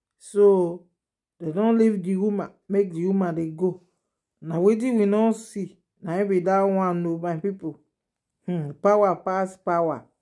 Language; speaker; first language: Nigerian Pidgin; non-native, local second language; Yoruba